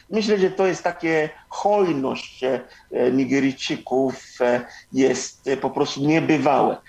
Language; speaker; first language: Polish; non-native, fluent; Igbo